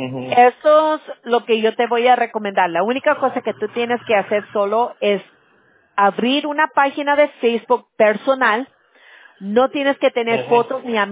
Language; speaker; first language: Spanish; early bilingual, heritage; Spanish